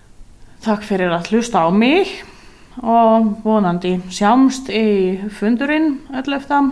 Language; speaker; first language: Icelandic; non-native, learner; Finnish